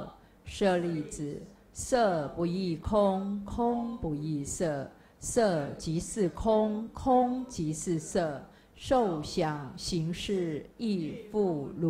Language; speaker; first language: Chinese; native; Chinese